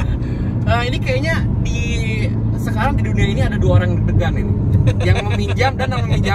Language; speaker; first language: Indonesian; native; Indonesian